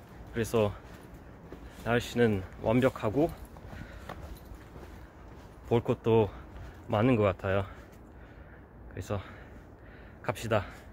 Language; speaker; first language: Korean; non-native, fluent; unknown